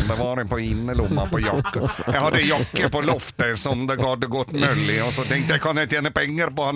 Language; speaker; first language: Norwegian; native; Norwegian